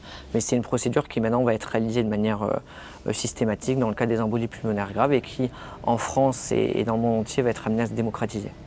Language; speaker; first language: French; native; French